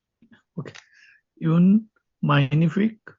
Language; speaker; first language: French; non-native, learner; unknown